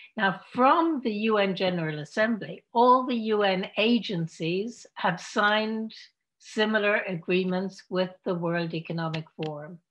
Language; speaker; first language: English; native; English